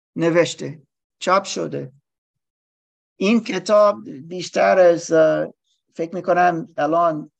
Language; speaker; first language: Persian; non-native, learner; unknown